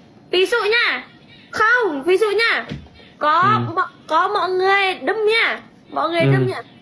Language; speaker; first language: Vietnamese; non-native, learner; Indonesian